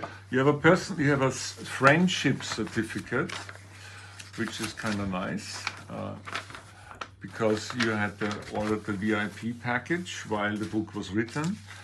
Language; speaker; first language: English; non-native, fluent; German